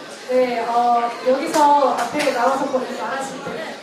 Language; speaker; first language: Korean; native; Korean